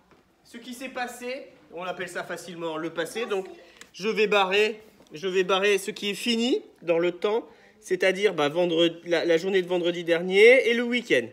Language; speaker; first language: French; native; French